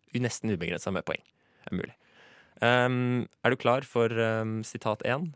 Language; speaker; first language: Norwegian; native; Norwegian